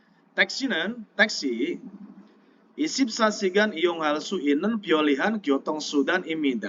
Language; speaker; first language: Korean; non-native, fluent; Indonesian